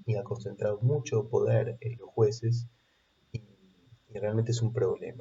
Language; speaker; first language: Spanish; native; Spanish